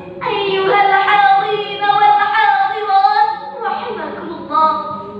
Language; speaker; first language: Arabic; non-native, fluent; Indonesian